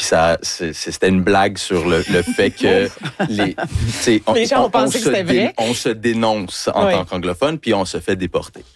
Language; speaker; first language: French; early bilingual, other home language; English